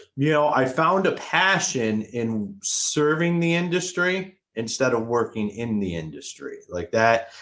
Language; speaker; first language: English; native; English